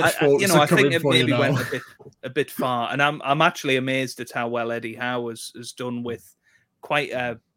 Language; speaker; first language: English; native; English